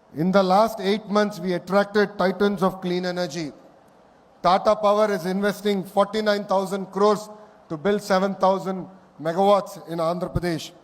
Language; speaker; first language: English; non-native, local second language; Telugu